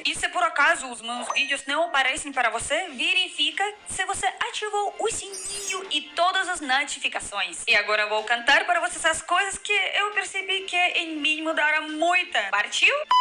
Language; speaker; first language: Portuguese; non-native, fluent; Russian